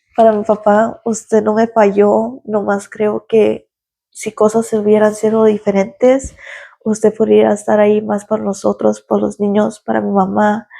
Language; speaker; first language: Spanish; early bilingual, heritage; Spanish